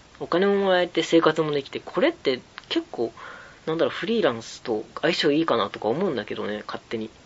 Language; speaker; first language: Japanese; native; Japanese